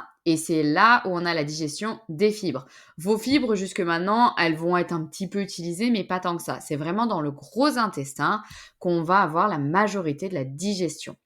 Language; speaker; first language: French; native; French